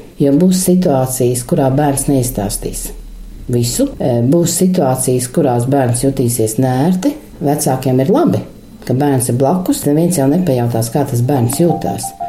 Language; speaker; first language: Latvian; non-native, local second language; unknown